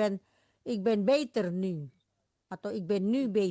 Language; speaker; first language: Dutch; non-native, learner; Indonesian